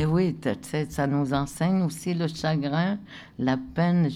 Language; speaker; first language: French; non-native, local second language; Innu-aimun